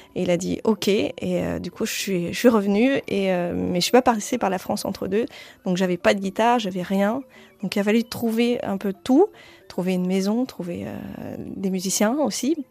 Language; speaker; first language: French; native; French